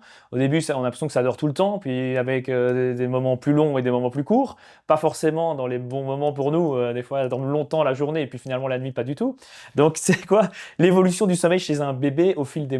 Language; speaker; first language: French; native; French